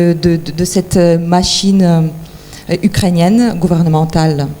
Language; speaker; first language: French; non-native, fluent; Ukrainian